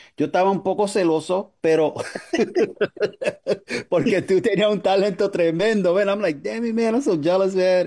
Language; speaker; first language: Spanish; early bilingual, other home language; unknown